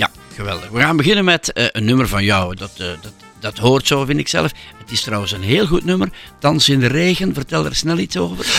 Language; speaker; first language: Dutch; native; Dutch